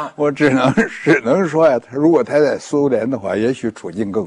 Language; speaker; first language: Chinese; native; Chinese